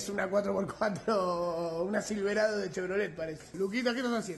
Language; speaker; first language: Spanish; native; Spanish